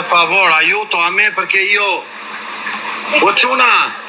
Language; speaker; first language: Italian; non-native, learner; Albanian